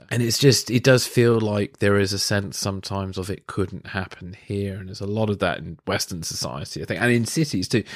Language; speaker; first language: English; native; English